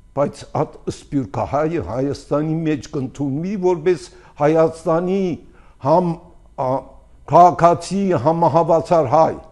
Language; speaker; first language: Armenian; early bilingual, heritage; Armenian